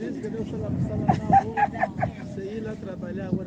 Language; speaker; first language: Portuguese; non-native, local second language; Lingala